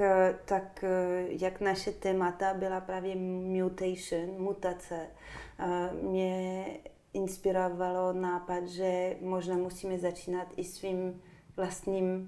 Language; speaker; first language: Czech; non-native, fluent; French